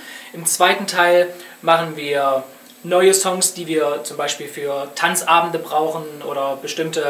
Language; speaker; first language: German; native; German